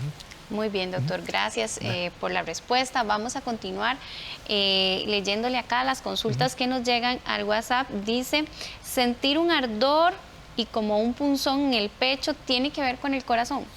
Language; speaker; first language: Spanish; native; Spanish